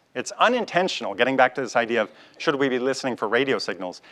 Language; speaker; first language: English; native; English